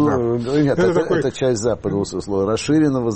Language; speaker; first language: Russian; native; Russian